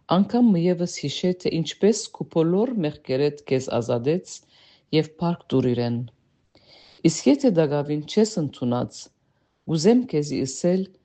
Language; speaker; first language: Armenian; early bilingual, heritage; Armenian